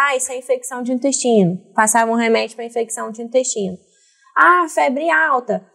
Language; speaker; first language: Portuguese; native; Portuguese